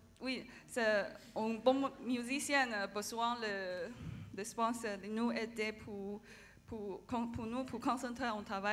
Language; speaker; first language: French; non-native, learner; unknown